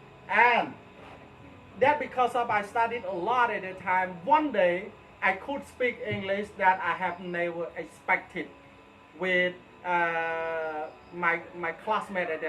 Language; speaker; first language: English; non-native, fluent; Khmer